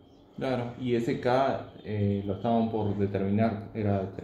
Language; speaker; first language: Spanish; native; Spanish